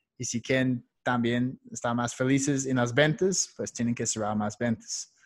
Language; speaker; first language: Spanish; non-native, fluent; English